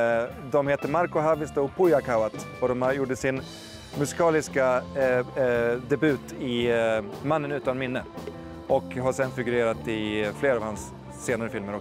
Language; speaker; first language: Swedish; native; Swedish